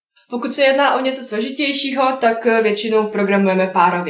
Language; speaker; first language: Czech; non-native, fluent; Bosnian